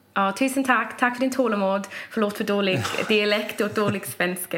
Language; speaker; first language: Swedish; non-native, fluent; English